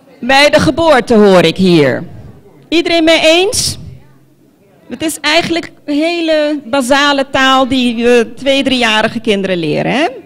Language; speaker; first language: Dutch; non-native, local second language; Papiamento